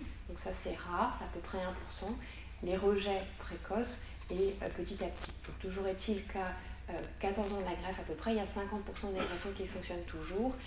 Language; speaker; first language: French; native; French